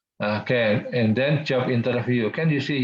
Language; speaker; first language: English; non-native, fluent; Indonesian